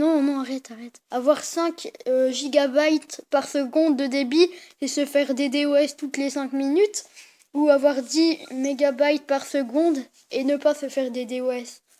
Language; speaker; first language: French; native; French